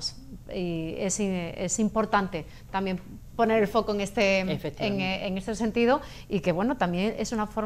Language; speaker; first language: Spanish; native; Spanish